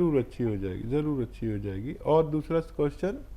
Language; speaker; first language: Hindi; native; Hindi